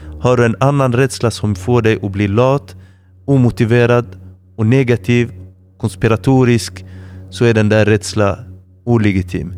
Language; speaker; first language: Swedish; non-native, fluent; Arabic